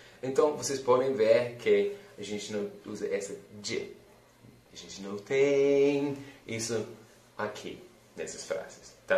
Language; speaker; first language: Portuguese; non-native, fluent; English